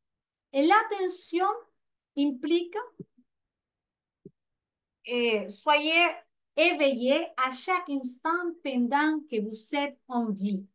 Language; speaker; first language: French; non-native, fluent; Spanish